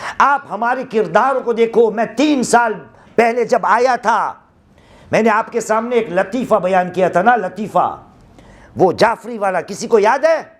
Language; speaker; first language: Urdu; non-native, local second language; Gujarati